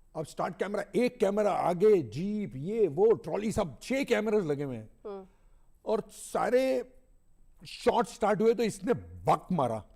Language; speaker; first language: Hindi; native; Hindi